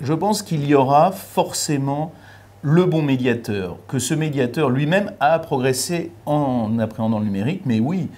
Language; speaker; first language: French; native; French